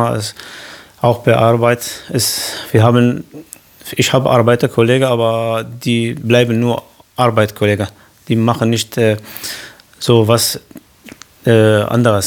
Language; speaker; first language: German; non-native, learner; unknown